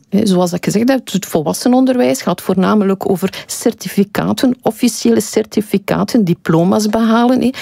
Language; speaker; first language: Dutch; native; Dutch